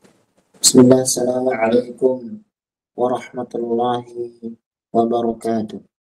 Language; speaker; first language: Arabic; non-native, fluent; Indonesian